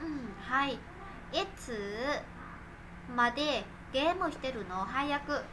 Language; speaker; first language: Japanese; non-native, fluent; Vietnamese